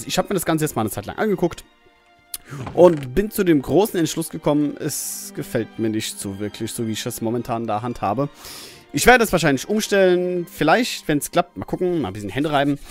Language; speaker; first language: German; native; German